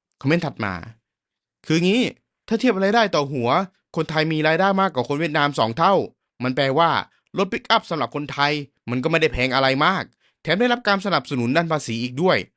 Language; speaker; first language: Thai; native; Thai